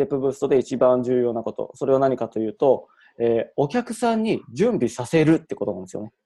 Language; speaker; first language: Japanese; native; Japanese